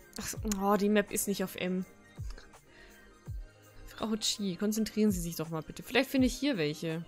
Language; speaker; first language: German; native; German